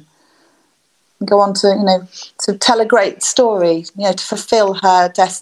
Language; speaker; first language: English; native; English